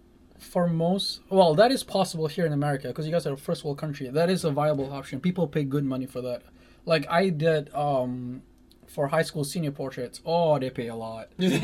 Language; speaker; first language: English; non-native, local second language; Malay